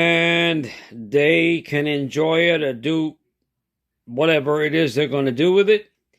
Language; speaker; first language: English; native; English